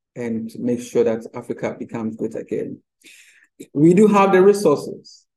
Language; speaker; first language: English; non-native, local second language; Akan